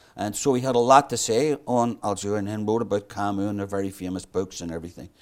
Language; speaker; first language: English; native; English